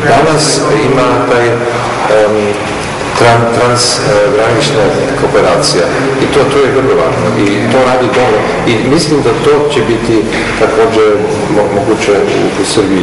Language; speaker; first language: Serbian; non-native, learner; German